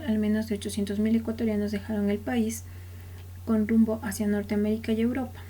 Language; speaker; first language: Spanish; native; Spanish